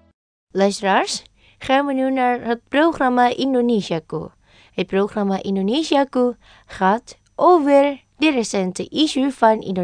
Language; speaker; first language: Dutch; non-native, fluent; Indonesian